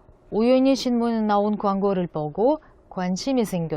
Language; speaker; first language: Korean; non-native, fluent; Russian